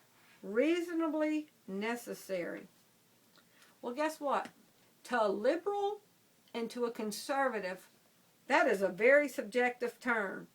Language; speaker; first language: English; native; English